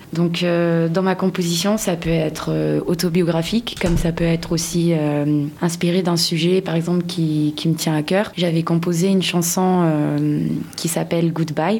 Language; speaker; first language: French; non-native, local second language; Malagasy